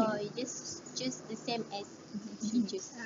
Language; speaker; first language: English; non-native, learner; Malay